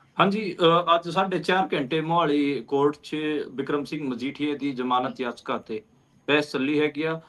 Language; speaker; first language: Punjabi; non-native, local second language; Hindi